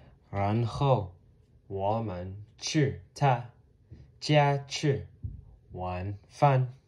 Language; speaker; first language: Chinese; non-native, learner; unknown